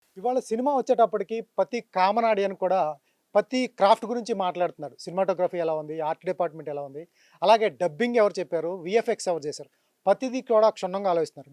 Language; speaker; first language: Telugu; native; Telugu